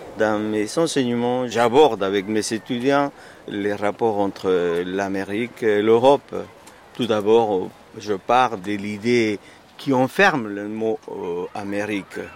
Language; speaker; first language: French; non-native, fluent; Spanish